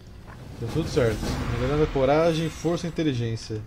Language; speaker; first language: Portuguese; native; Portuguese